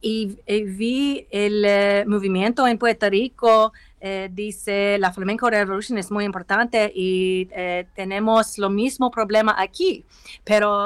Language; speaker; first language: Spanish; non-native, learner; English